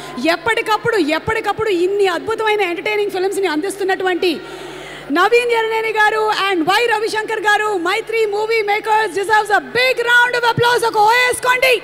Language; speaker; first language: Telugu; native; Telugu